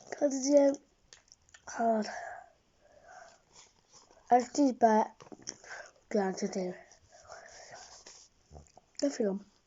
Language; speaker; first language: Hungarian; early bilingual, heritage; Hungarian